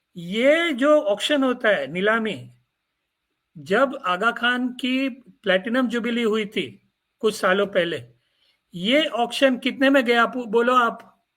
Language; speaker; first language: Urdu; non-native, local second language; Gujarati